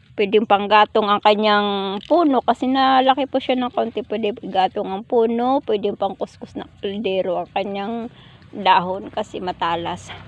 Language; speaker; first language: Filipino; non-native, local second language; Cebuano